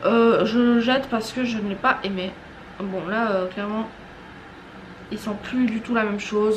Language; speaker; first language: French; native; French